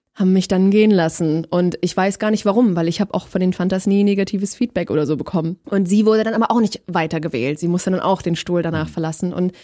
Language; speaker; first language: German; native; German